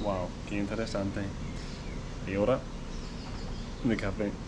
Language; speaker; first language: Spanish; non-native, learner; English